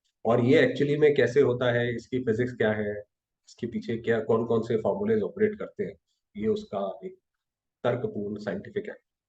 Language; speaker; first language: Hindi; native; Hindi